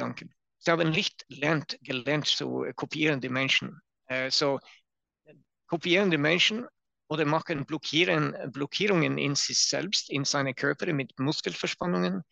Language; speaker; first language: German; non-native, learner; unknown